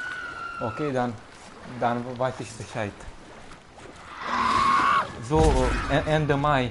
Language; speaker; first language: German; non-native, fluent; Romanian